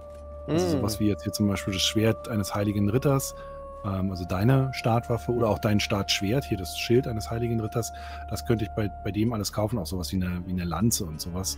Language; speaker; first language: German; native; German